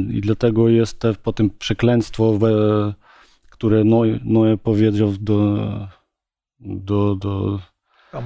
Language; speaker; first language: Polish; non-native, learner; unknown